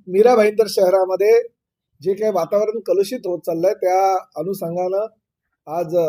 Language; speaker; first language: Marathi; native; Marathi